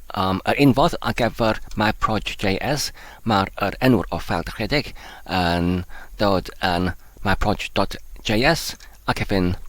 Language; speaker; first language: Welsh; non-native, learner; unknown